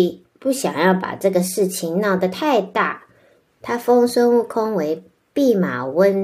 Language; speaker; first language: Chinese; native; Chinese